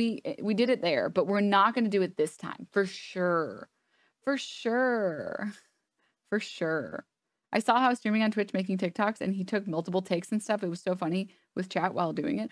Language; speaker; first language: English; native; English